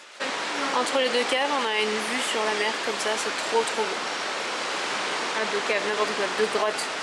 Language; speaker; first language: French; native; French